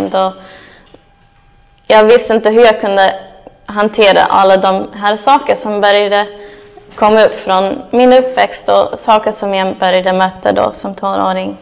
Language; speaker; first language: Swedish; non-native, fluent; English